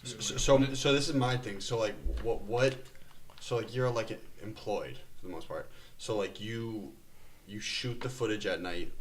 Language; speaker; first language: English; native; English